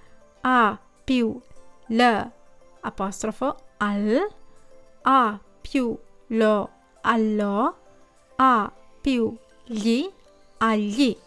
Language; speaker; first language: Italian; non-native, fluent; Sinhala